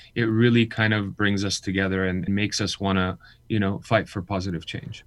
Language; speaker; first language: English; early bilingual, other home language; Armenian